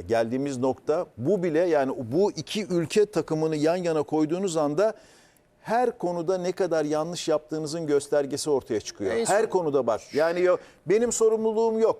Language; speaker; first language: Turkish; native; Turkish